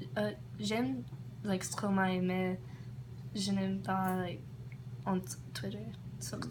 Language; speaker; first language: French; non-native, learner; English